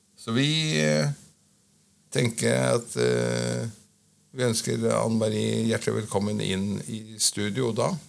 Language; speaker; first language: Norwegian; native; Norwegian